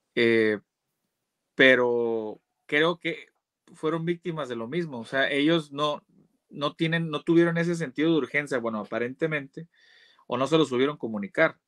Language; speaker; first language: Spanish; native; Spanish